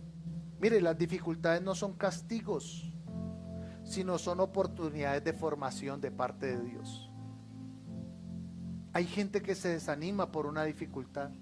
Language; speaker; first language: Spanish; native; Spanish